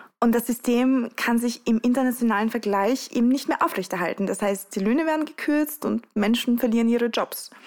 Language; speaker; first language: German; early bilingual, other home language; Russian